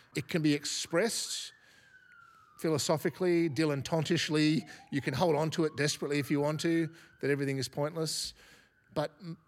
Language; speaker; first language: English; native; English